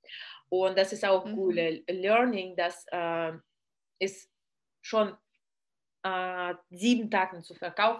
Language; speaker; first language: German; non-native, learner; Russian